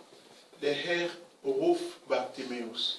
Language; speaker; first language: German; non-native, learner; Romanian